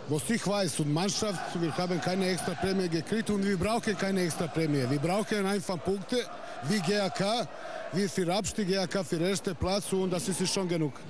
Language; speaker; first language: German; non-native, learner; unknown